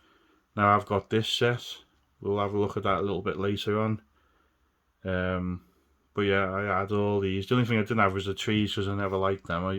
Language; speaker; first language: English; native; English